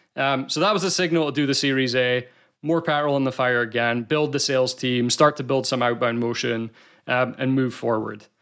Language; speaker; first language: English; native; English